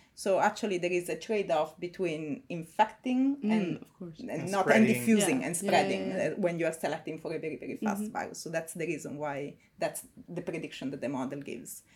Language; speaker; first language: English; non-native, fluent; Italian